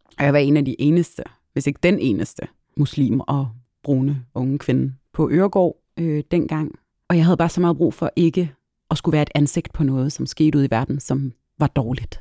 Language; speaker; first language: Danish; early bilingual, other home language; Arabic